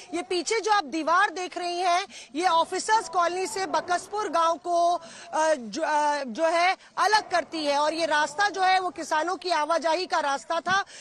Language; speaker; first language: Hindi; native; Hindi